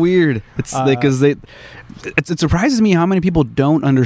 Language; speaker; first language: English; early bilingual, other home language; Spanish